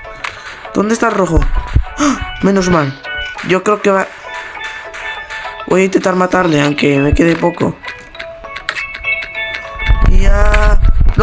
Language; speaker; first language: Spanish; native; Spanish